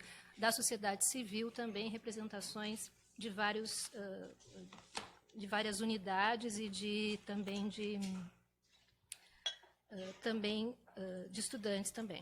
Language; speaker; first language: Portuguese; native; Portuguese